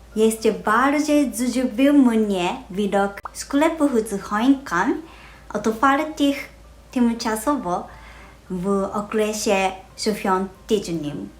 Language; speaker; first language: Polish; non-native, learner; Japanese